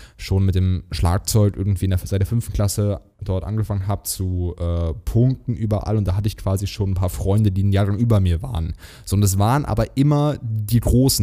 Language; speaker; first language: German; native; German